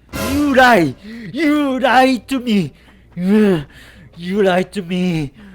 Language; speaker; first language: English; non-native, learner; Korean